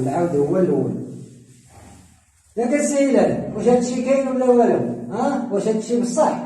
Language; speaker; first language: Arabic; native; Arabic